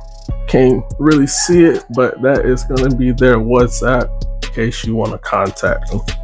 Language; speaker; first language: English; native; English